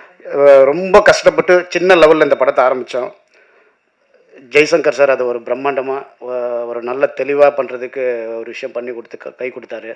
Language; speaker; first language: Tamil; native; Tamil